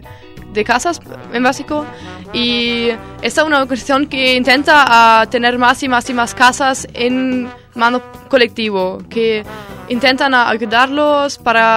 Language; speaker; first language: Spanish; non-native, learner; German